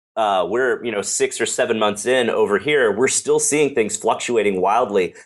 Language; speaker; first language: English; native; English